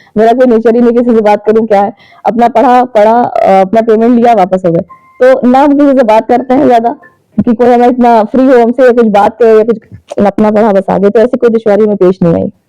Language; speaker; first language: Urdu; native; Urdu